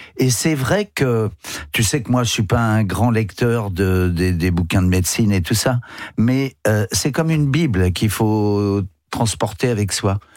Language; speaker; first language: French; native; French